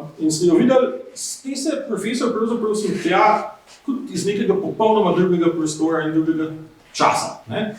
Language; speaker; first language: Slovenian; native; Slovenian